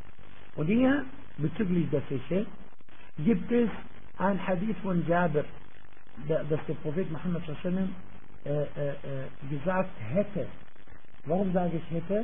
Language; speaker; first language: German; non-native, fluent; Arabic